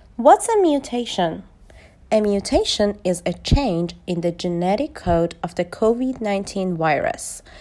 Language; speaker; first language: English; non-native, fluent; Persian